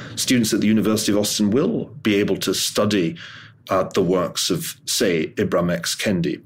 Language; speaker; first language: English; native; English